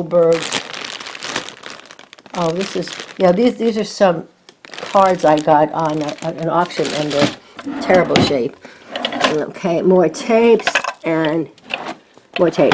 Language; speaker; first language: English; native; English